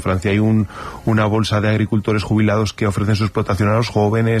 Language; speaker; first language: Spanish; native; Spanish